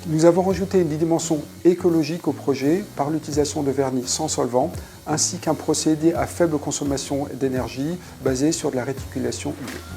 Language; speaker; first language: French; native; French